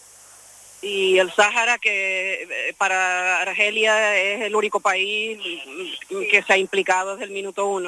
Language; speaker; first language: Spanish; native; Spanish